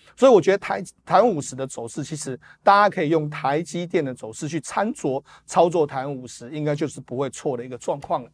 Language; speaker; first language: Chinese; native; Chinese